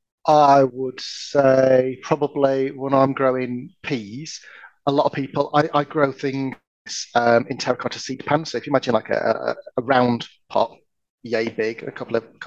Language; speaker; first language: English; native; English